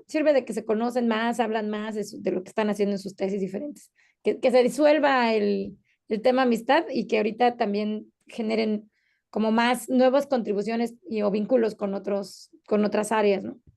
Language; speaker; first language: Spanish; native; Spanish